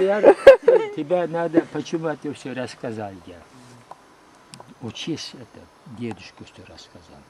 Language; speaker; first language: Russian; non-native, local second language; Uyghur